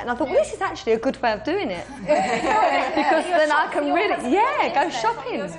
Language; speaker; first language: English; native; English